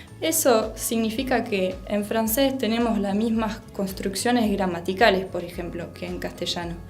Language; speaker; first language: Spanish; non-native, fluent; French